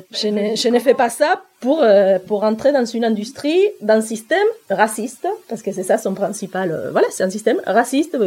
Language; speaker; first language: French; non-native, fluent; Spanish